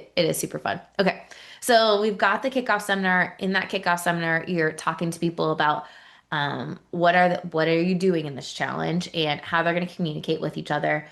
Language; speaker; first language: English; native; English